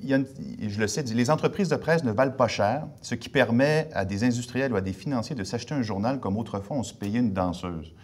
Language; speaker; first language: French; native; French